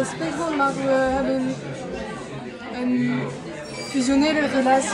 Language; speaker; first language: Dutch; non-native, learner; French